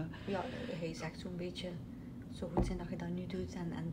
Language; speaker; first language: Dutch; native; Dutch